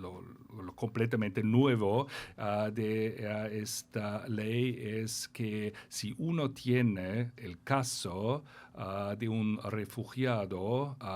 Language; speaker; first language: Spanish; non-native, fluent; German